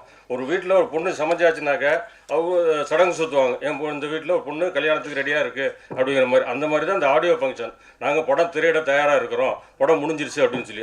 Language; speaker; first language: Tamil; native; Tamil